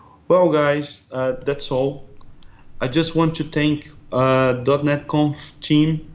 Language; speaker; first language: English; non-native, fluent; Portuguese